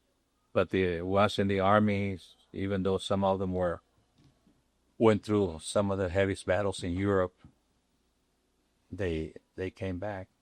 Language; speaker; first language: English; non-native, local second language; Spanish